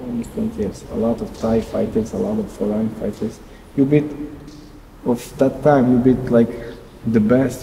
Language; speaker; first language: English; non-native, learner; Serbian